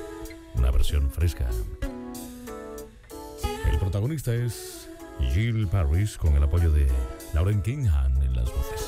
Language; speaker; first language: Spanish; native; Spanish